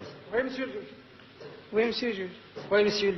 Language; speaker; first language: French; non-native, learner; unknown